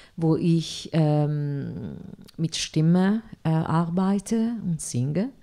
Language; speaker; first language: German; non-native, fluent; Italian